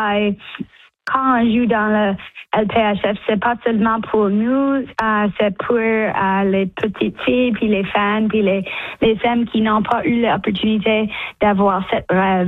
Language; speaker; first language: French; non-native, local second language; English